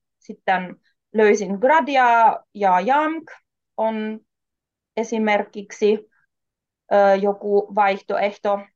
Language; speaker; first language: Finnish; non-native, fluent; German